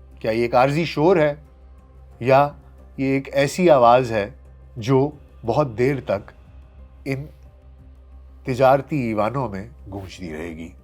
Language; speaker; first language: Urdu; native; Urdu